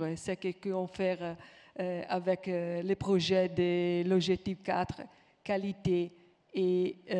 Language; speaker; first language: French; non-native, fluent; Italian